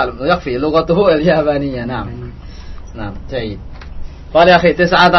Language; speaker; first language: Arabic; non-native, fluent; Indonesian